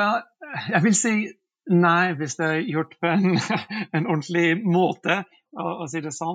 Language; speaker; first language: Norwegian; non-native, fluent; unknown